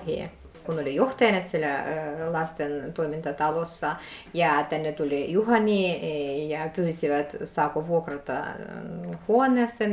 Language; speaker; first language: Finnish; non-native, fluent; Russian